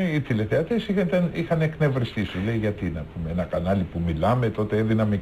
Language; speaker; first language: Greek; native; Greek